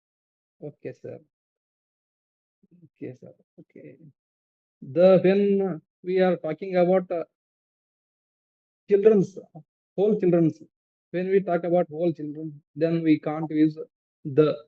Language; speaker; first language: English; non-native, learner; Hindi